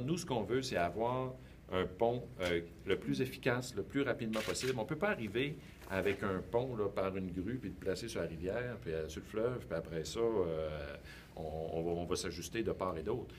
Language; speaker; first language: French; native; French